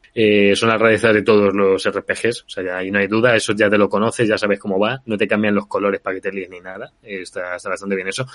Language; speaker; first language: Spanish; native; Spanish